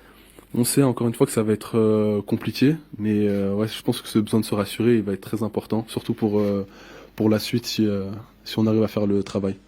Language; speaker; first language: French; native; French